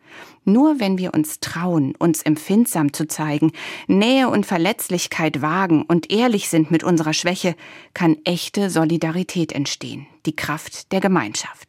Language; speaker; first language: German; native; German